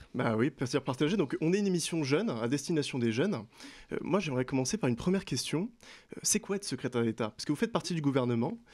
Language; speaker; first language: French; native; French